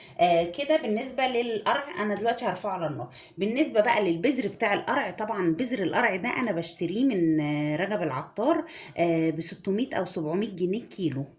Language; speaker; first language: Arabic; native; Arabic